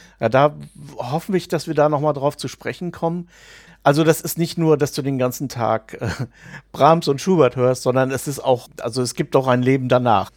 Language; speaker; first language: German; native; German